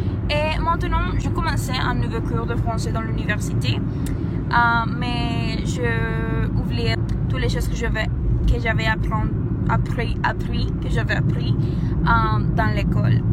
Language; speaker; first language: French; non-native, learner; Spanish